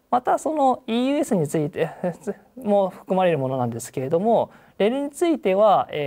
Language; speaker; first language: Japanese; native; Japanese